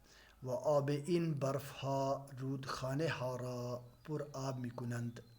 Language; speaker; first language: Persian; non-native, fluent; Urdu